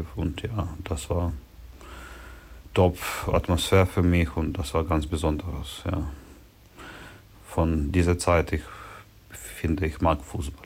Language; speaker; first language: German; non-native, learner; Ukrainian